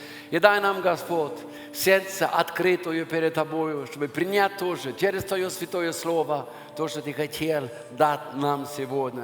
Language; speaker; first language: Russian; non-native, fluent; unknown